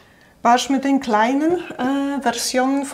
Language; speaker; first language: German; non-native, fluent; Polish